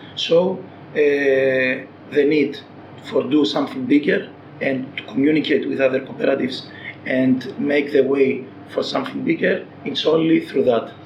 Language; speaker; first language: English; non-native, fluent; Greek